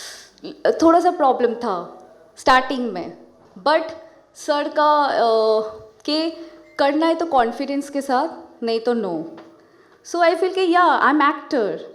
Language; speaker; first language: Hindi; non-native, local second language; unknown